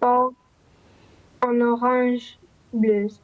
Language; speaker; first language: French; non-native, learner; Romanian